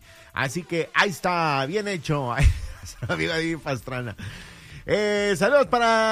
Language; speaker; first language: Spanish; native; Spanish